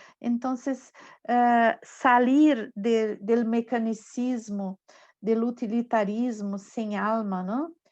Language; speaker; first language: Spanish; non-native, learner; Portuguese